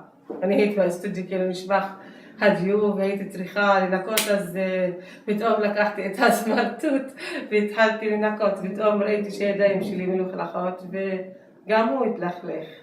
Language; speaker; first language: Hebrew; non-native, local second language; Arabic